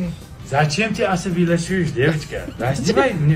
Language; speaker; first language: Russian; non-native, learner; Uzbek